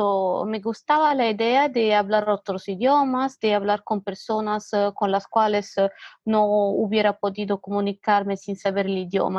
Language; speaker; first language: Spanish; non-native, fluent; Italian